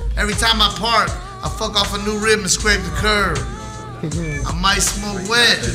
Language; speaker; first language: English; native; English